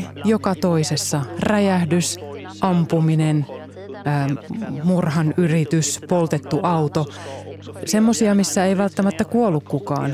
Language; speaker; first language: Finnish; native; Finnish